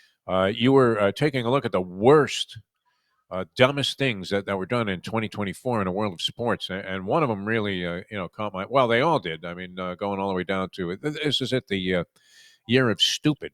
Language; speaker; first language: English; native; English